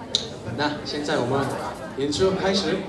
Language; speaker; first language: Chinese; non-native, fluent; Korean